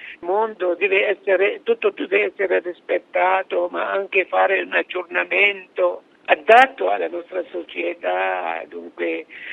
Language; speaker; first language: Italian; non-native, fluent; Arabic